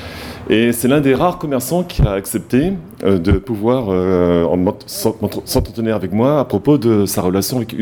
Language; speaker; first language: French; native; French